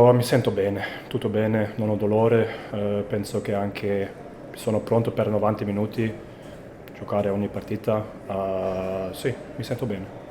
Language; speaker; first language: Italian; non-native, fluent; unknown